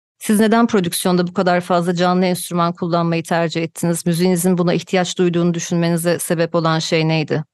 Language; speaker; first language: Turkish; native; Turkish